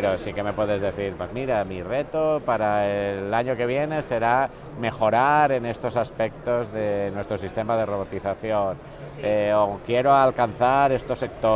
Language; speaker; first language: Spanish; native; Spanish